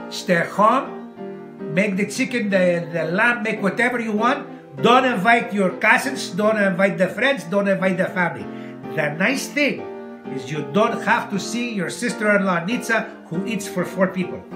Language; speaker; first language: English; native; English